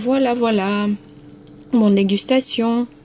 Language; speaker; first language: French; non-native, fluent; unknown